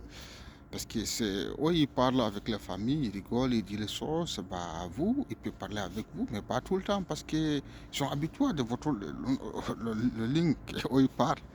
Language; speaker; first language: French; non-native, learner; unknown